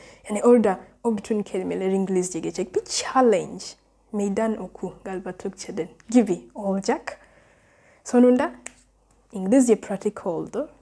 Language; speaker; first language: Turkish; non-native, learner; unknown